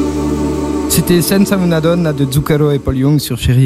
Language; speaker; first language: French; native; French